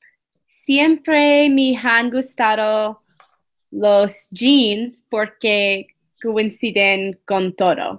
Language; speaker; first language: Spanish; non-native, learner; English